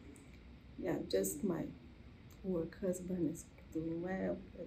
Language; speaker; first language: English; non-native, learner; Portuguese